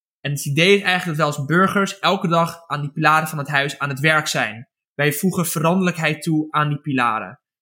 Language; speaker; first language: Dutch; native; Dutch